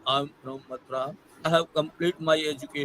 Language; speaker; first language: English; non-native, learner; Hindi